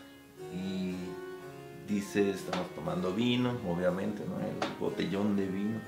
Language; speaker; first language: Spanish; non-native, fluent; German